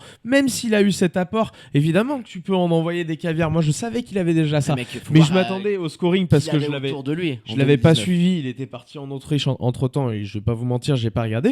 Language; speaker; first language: French; native; French